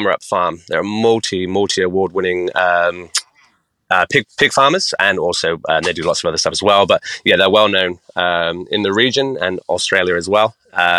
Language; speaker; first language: English; native; English